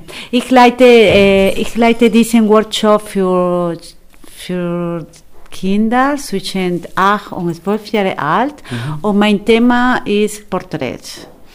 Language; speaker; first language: German; non-native, fluent; Spanish